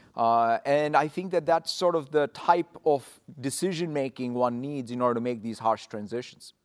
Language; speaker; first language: English; non-native, local second language; Telugu